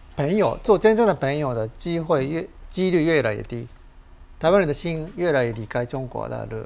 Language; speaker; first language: Chinese; non-native, fluent; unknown